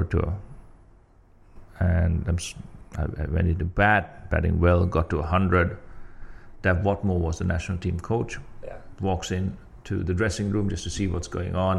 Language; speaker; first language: English; non-native, local second language; Sinhala